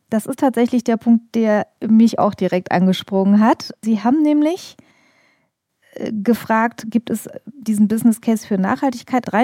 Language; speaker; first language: German; native; German